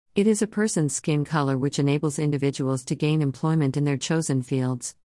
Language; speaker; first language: English; non-native, fluent; Persian